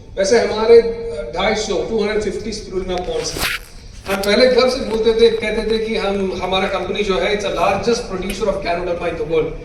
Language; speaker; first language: Hindi; non-native, local second language; Malayalam